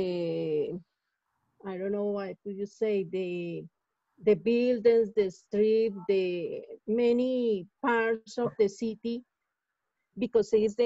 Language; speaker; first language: English; non-native, learner; Spanish